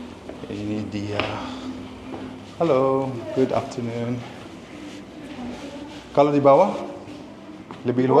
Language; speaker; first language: Indonesian; non-native, fluent; Arabic